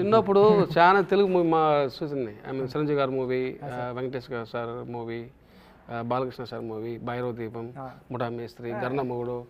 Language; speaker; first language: Telugu; non-native, learner; Tamil